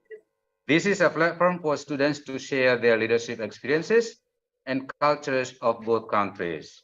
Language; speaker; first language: English; non-native, fluent; Indonesian